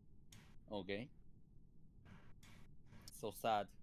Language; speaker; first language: Japanese; native; Japanese